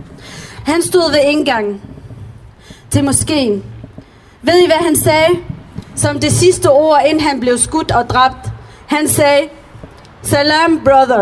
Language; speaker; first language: Danish; early bilingual, other home language; Arabic